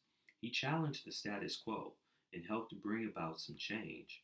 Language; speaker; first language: English; native; English